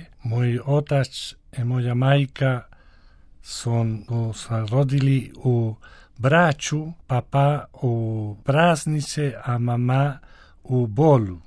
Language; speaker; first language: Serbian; early bilingual, heritage; Spanish